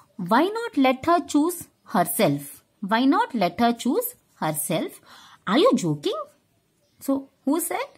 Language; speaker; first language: English; non-native, local second language; Tamil